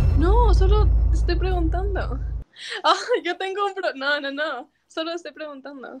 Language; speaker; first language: Spanish; early bilingual, other home language; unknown